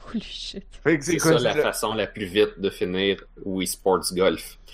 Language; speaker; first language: French; native; French